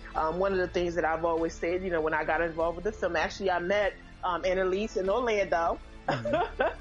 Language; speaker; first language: English; early bilingual, other home language; Haitian Creole